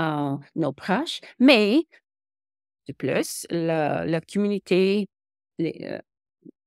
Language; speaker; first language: French; non-native, local second language; English